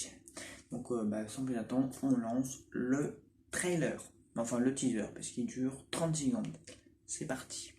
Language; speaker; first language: French; native; French